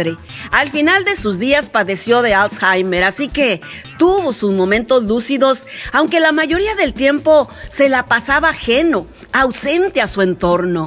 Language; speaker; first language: Spanish; native; Spanish